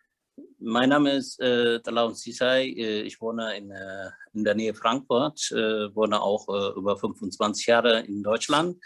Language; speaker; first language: German; non-native, learner; Amharic